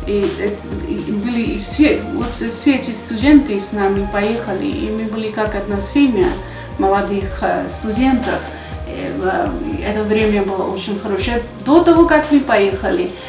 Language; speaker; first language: Russian; non-native, fluent; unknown